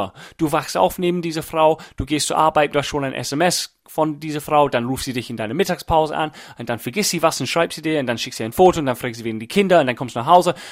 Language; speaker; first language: German; non-native, fluent; English